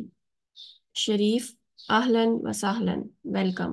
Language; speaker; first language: Urdu; native; Urdu